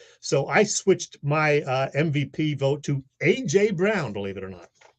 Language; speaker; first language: English; native; English